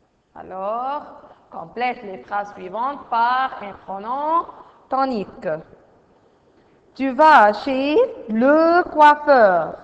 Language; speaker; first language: French; non-native, fluent; Arabic